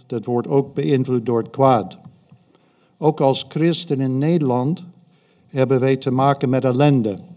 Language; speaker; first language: Dutch; non-native, fluent; English